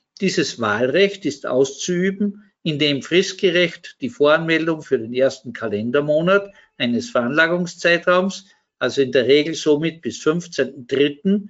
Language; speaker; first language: German; native; German